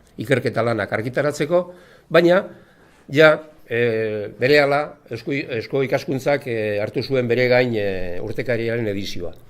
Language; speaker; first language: Basque; native; Basque